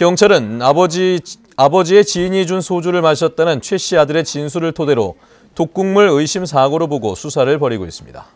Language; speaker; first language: Korean; native; Korean